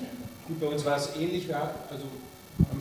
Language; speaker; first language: German; native; German